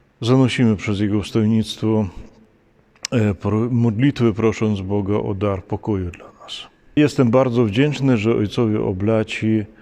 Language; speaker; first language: Polish; non-native, fluent; Ukrainian